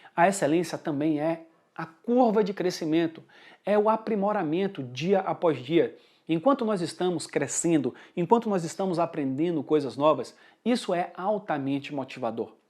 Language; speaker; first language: Portuguese; early bilingual, heritage; Portuguese